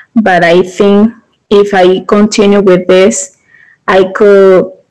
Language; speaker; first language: English; non-native, learner; Spanish